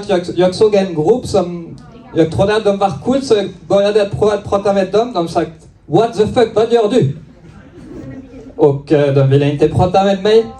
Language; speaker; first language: Swedish; non-native, learner; French